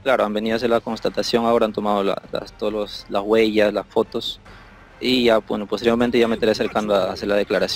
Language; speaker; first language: Spanish; native; Spanish